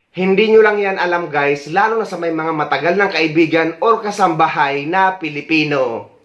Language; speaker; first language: Filipino; native; Filipino